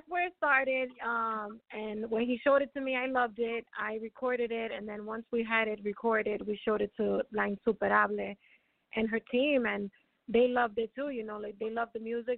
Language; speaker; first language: English; native; English